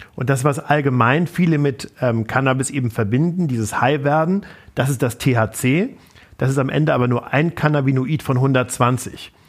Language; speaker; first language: German; native; German